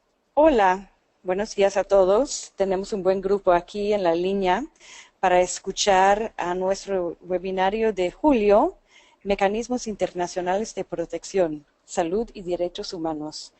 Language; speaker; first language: Spanish; non-native, fluent; English